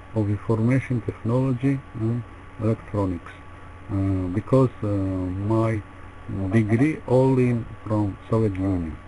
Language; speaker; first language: English; non-native, learner; Russian